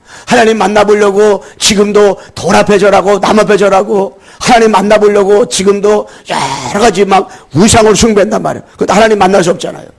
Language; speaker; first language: Korean; native; Korean